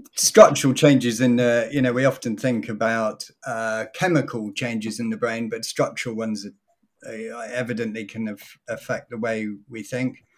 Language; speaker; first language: English; native; English